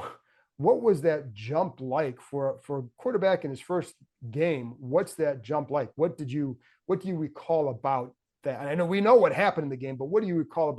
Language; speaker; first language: English; native; English